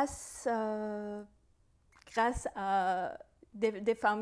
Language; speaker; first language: French; non-native, fluent; Persian